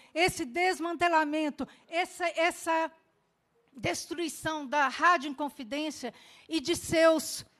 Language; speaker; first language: Portuguese; native; Portuguese